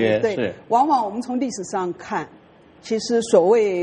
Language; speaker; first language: Chinese; native; Chinese